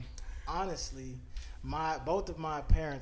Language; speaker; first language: English; native; English